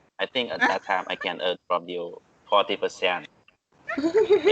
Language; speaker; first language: English; non-native, learner; Vietnamese